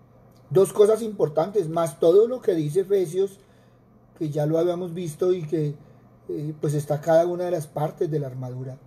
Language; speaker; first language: Spanish; native; Spanish